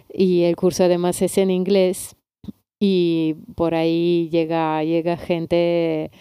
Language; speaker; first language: Spanish; non-native, fluent; Italian